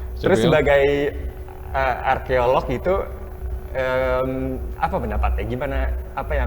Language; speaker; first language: Indonesian; native; Indonesian